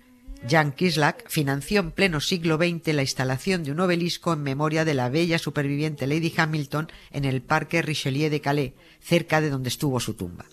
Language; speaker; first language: Spanish; native; Spanish